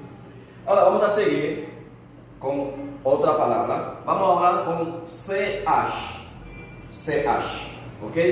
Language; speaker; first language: Spanish; non-native, fluent; Haitian Creole